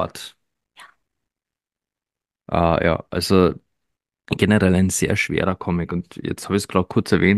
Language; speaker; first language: German; native; German